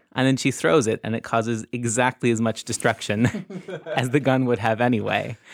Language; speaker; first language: English; native; English